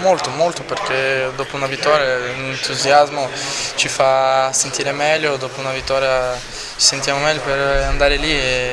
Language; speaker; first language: Italian; non-native, fluent; Portuguese